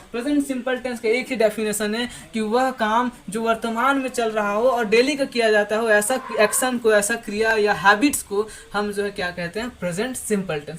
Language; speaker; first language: Hindi; native; Hindi